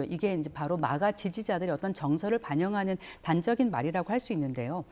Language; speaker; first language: Korean; native; Korean